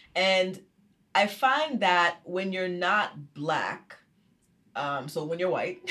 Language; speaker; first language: English; early bilingual, other home language; Haitian Creole